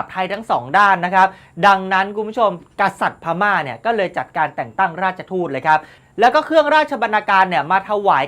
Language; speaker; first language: Thai; native; Thai